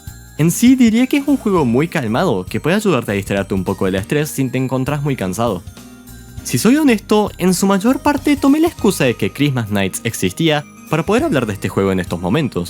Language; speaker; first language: Spanish; native; Spanish